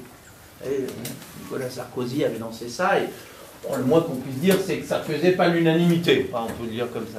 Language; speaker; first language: French; native; French